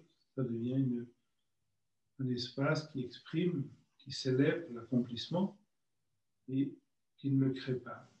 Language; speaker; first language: French; native; French